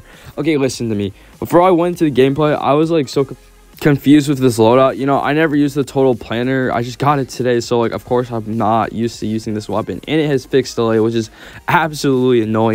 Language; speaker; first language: English; native; English